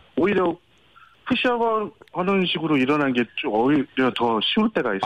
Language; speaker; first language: Korean; native; Korean